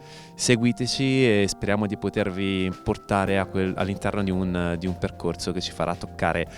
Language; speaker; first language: Italian; native; Italian